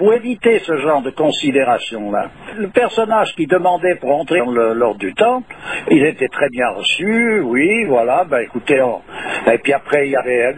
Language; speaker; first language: French; native; French